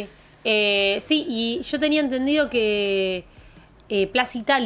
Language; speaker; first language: Spanish; native; Spanish